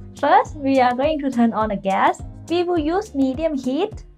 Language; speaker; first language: English; non-native, fluent; Thai